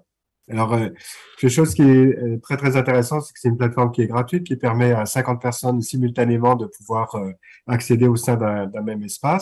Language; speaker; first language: French; native; French